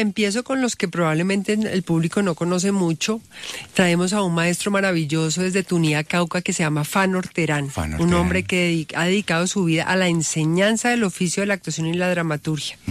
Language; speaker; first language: Spanish; native; Spanish